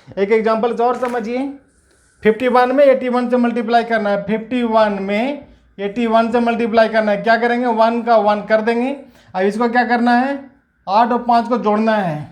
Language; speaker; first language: Hindi; native; Hindi